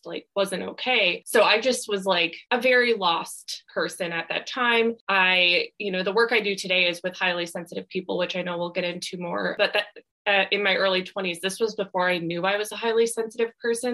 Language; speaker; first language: English; native; English